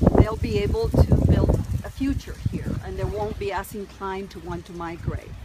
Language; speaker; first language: English; native; English